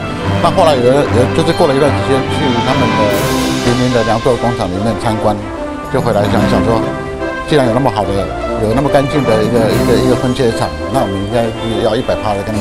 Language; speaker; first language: Chinese; native; Chinese